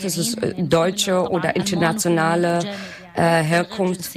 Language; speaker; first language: German; non-native, learner; Arabic